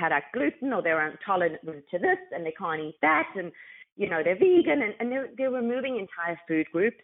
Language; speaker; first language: English; native; English